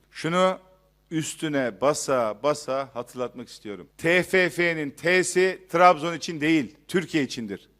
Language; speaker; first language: Turkish; native; Turkish